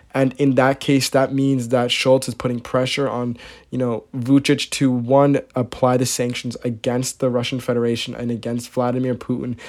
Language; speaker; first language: English; native; English